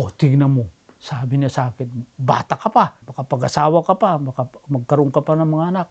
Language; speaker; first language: Filipino; non-native, local second language; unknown